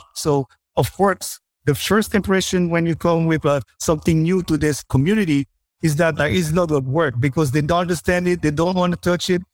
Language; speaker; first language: English; non-native, fluent; French